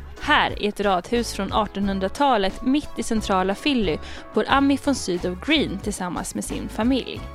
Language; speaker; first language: Swedish; native; Swedish